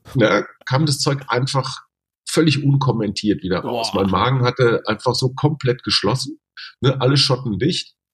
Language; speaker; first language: German; native; German